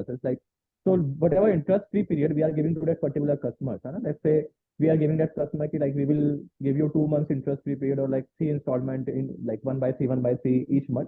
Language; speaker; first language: English; non-native, local second language; Hindi